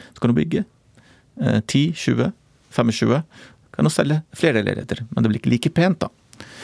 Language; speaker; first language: Norwegian; non-native, fluent; Arabic